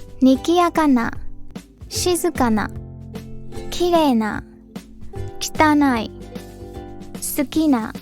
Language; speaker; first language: Japanese; non-native, fluent; Burmese